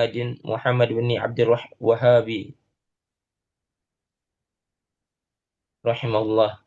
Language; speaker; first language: Arabic; non-native, learner; Indonesian